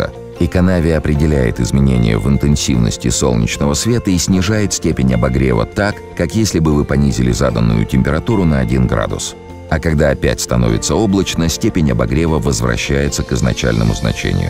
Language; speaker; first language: Russian; native; Russian